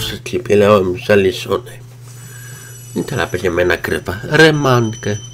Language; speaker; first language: Polish; non-native, learner; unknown